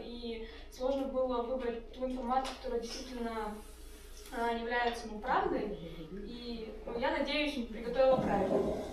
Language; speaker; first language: Russian; native; Russian